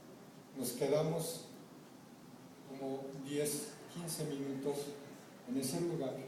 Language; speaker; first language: Spanish; non-native, fluent; Japanese